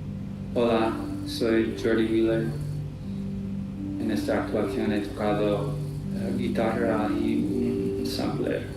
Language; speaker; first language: Spanish; non-native, fluent; English